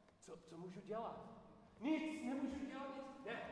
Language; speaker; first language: Czech; non-native, learner; English